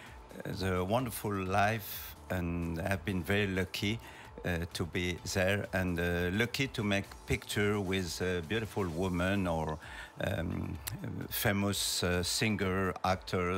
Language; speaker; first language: English; non-native, learner; French